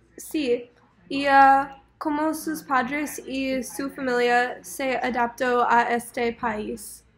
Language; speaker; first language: Spanish; non-native, learner; English